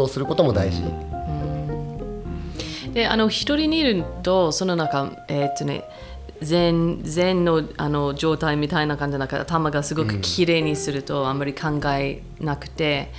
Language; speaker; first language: Japanese; non-native, fluent; English